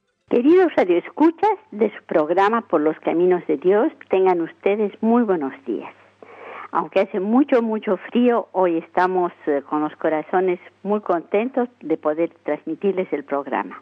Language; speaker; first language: Spanish; native; Spanish